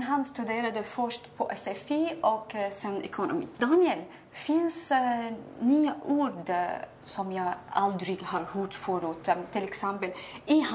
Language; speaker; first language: Swedish; non-native, learner; Arabic